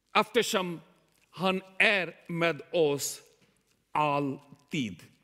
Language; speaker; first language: Swedish; non-native, learner; Urdu